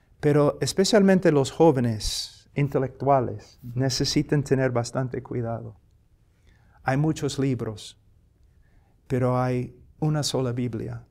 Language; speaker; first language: Spanish; non-native, fluent; English